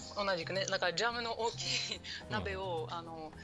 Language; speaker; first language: Japanese; non-native, fluent; French